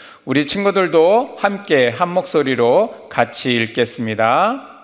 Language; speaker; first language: Korean; native; Korean